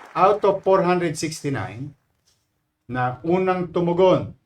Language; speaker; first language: Filipino; native; Filipino